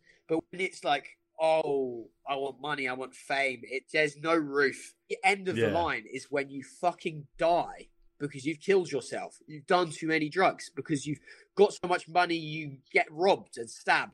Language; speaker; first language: English; native; English